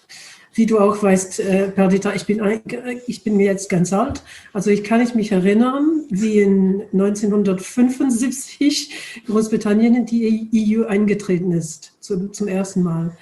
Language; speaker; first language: German; non-native, fluent; English